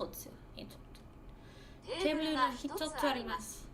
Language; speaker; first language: Japanese; non-native, learner; English